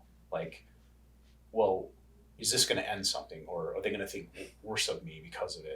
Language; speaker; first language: English; native; English